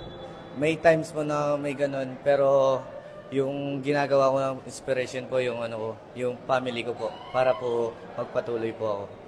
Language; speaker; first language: Filipino; non-native, local second language; Pampanga